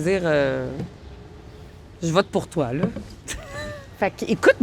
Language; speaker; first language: French; native; French